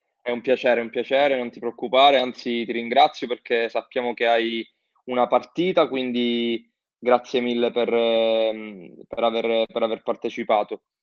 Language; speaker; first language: Italian; native; Italian